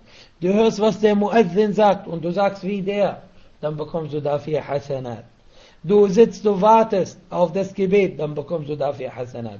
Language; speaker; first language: German; non-native, fluent; Arabic